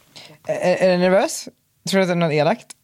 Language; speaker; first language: Swedish; native; Swedish